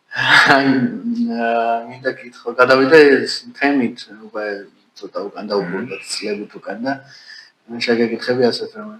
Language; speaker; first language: Georgian; native; Georgian